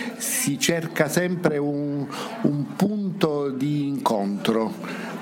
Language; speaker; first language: Italian; native; Italian